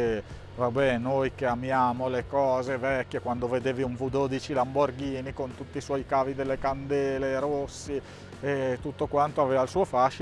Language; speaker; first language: Italian; native; Italian